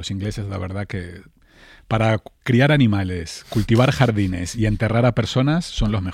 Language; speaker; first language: Spanish; native; Spanish